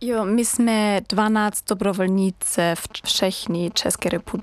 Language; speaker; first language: Czech; non-native, learner; German